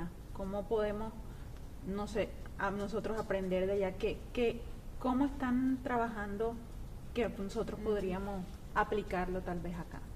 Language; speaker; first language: Spanish; native; Spanish